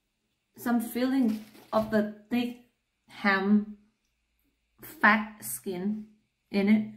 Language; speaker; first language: English; non-native, learner; Thai